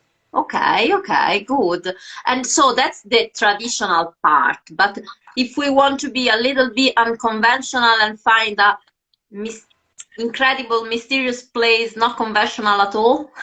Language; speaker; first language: English; non-native, fluent; Italian